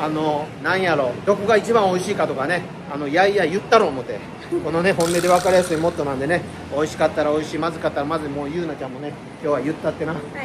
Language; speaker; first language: Japanese; native; Japanese